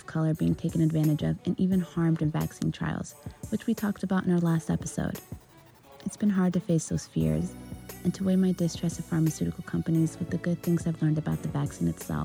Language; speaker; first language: English; native; English